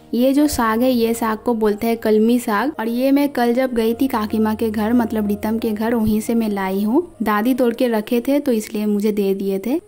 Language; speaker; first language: Hindi; non-native, local second language; Bangla